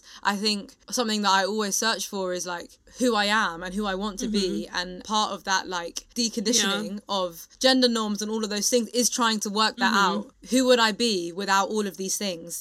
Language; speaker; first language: English; native; English